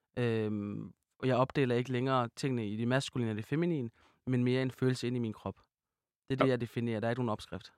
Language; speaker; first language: Danish; early bilingual, other home language; Arabic